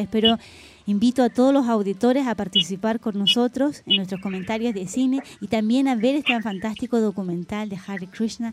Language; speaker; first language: Spanish; native; Spanish